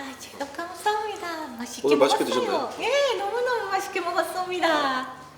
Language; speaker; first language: Korean; non-native, learner; Japanese